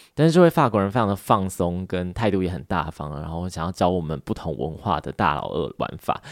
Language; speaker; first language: Chinese; native; Chinese